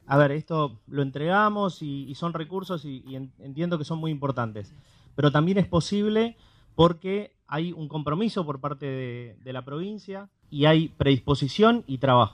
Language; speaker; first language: Spanish; native; Spanish